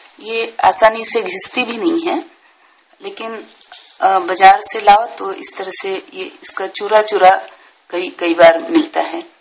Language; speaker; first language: Hindi; non-native, local second language; Marathi